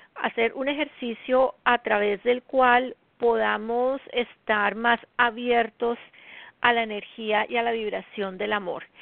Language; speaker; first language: Spanish; native; Spanish